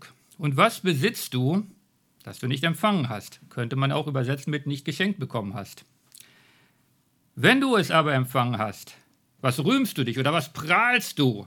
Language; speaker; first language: German; native; German